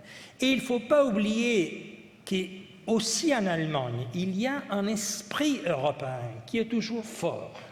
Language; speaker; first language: French; non-native, fluent; Italian